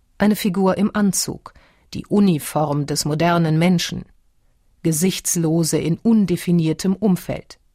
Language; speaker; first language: German; native; German